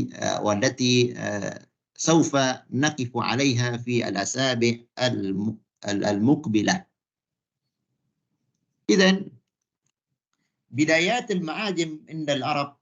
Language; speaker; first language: Arabic; non-native, fluent; Malay